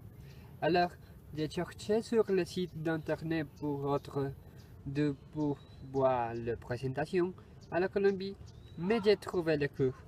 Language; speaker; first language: French; non-native, learner; Spanish